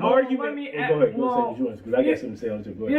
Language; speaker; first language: English; native; English